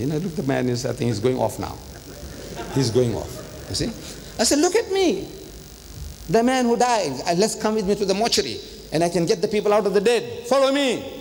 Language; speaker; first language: English; early bilingual, other home language; Gujarati